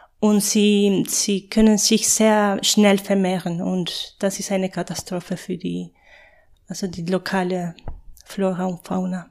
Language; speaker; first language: German; non-native, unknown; Spanish